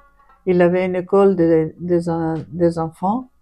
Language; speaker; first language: French; non-native, fluent; Greek